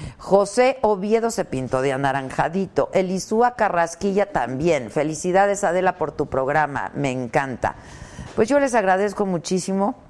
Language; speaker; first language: Spanish; native; Spanish